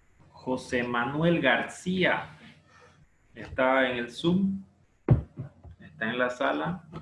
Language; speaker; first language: Spanish; native; Spanish